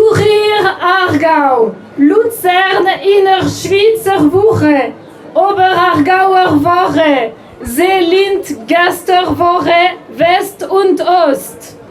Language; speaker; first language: German; non-native, local second language; French